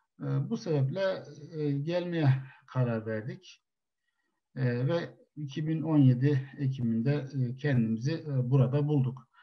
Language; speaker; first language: Turkish; native; Turkish